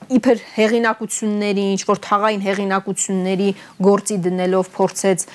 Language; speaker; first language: Armenian; native; Armenian